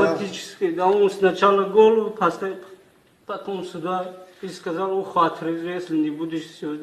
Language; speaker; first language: Russian; non-native, learner; Tajik